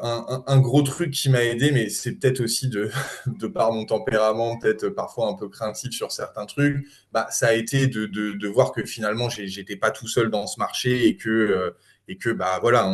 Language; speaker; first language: French; native; French